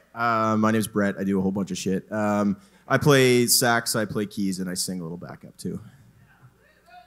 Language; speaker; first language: English; native; English